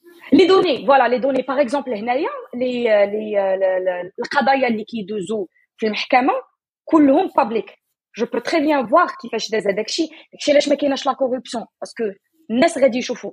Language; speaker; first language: French; non-native, local second language; Arabic